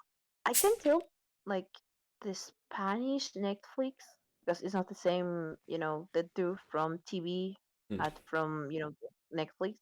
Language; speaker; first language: English; non-native, learner; Spanish